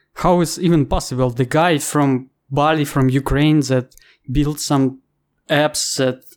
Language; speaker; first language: English; non-native, fluent; Ukrainian